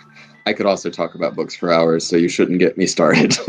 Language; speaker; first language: English; native; English